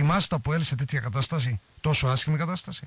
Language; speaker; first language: Greek; native; Greek